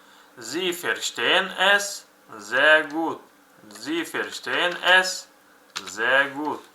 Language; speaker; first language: German; non-native, fluent; Uzbek